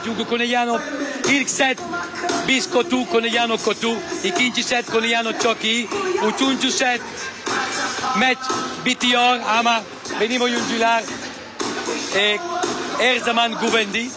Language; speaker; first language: Turkish; non-native, learner; Italian